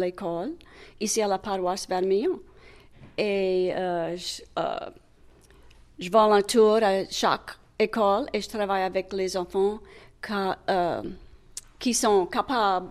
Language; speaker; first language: French; native; French